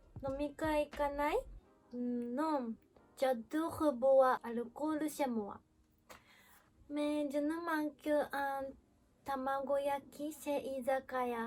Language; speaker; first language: French; non-native, learner; Japanese